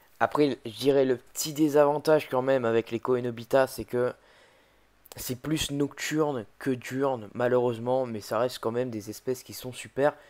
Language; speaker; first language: French; native; French